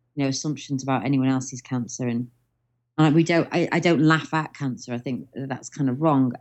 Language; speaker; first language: English; native; English